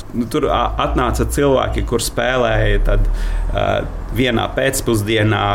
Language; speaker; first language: Latvian; non-native, fluent; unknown